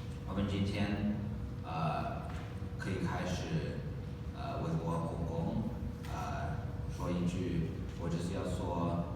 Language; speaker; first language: Chinese; early bilingual, heritage; English